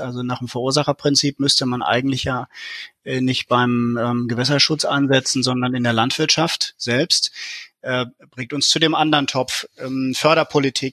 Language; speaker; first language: German; native; German